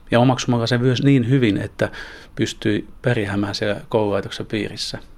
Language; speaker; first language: Finnish; native; Finnish